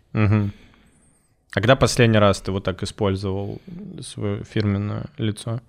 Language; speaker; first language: Russian; native; Russian